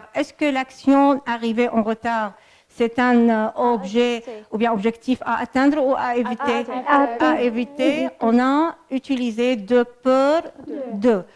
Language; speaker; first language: French; non-native, fluent; Arabic